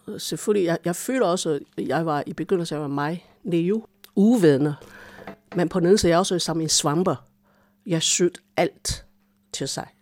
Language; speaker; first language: Danish; non-native, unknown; Chinese